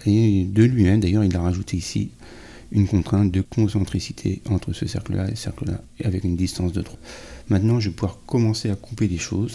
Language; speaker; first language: French; native; French